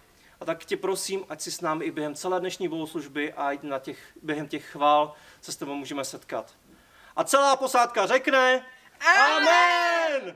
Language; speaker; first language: Czech; native; Czech